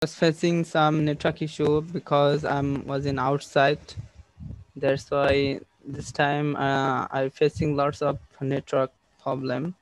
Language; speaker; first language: English; non-native, learner; Bangla